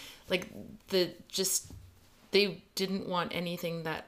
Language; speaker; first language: English; native; English